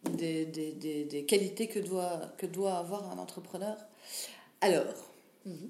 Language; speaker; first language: French; native; French